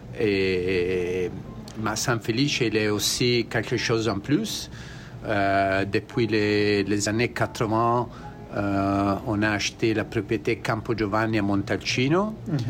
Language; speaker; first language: French; non-native, learner; Italian